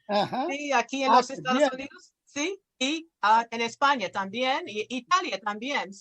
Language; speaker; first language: Spanish; non-native, fluent; English